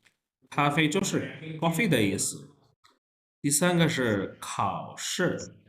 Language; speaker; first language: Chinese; non-native, fluent; Urdu